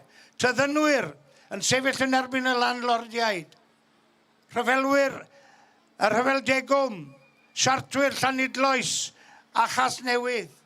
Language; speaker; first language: Welsh; native; Welsh